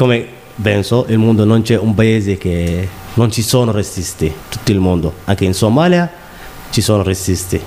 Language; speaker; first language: Italian; non-native, learner; Somali